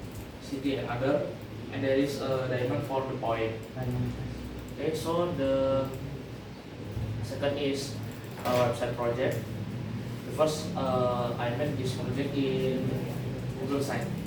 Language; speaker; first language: English; non-native, learner; Indonesian